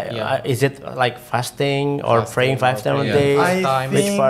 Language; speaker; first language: English; non-native, fluent; Indonesian